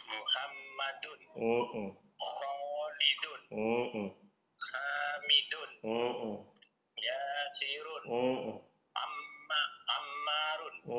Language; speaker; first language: Arabic; non-native, learner; Indonesian